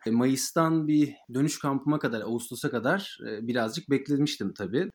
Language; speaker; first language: Turkish; native; Turkish